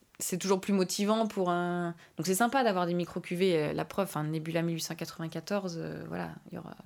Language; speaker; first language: French; native; French